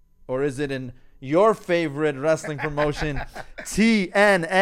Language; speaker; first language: English; non-native, fluent; Persian